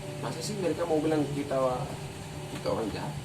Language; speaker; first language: Indonesian; non-native, fluent; Arabic